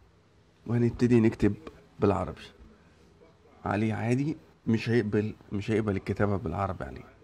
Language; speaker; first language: Arabic; native; Arabic